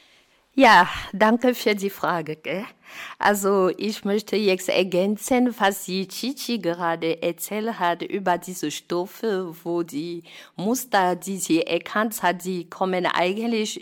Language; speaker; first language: German; non-native, fluent; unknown